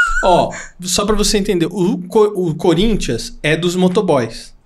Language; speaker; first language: Portuguese; native; Portuguese